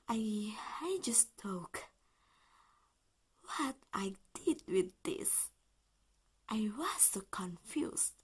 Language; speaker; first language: English; non-native, learner; Indonesian